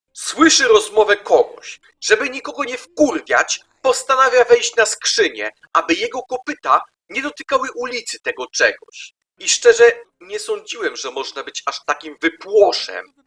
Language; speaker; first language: Polish; native; Polish